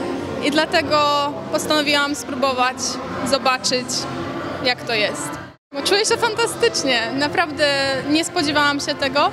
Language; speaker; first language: Polish; early bilingual, heritage; Polish